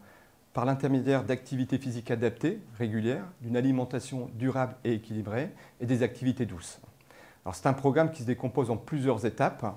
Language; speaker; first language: French; native; French